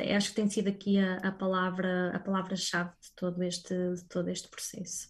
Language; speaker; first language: Portuguese; native; Portuguese